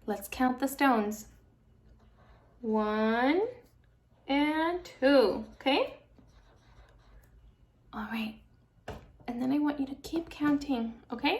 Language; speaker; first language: English; native; English